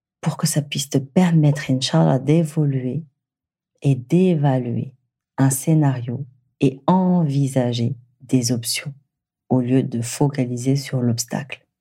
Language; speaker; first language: French; native; French